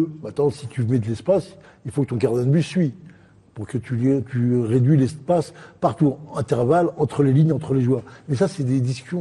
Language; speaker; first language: French; non-native, local second language; Arabic